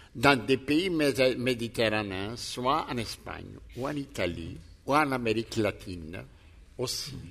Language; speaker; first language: French; non-native, fluent; Greek